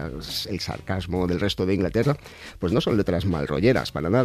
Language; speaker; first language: Spanish; native; Spanish